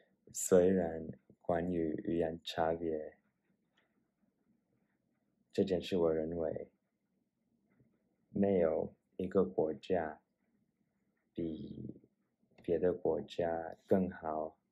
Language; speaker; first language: Chinese; non-native, learner; Spanish